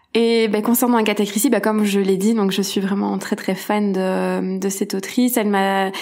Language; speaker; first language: French; native; French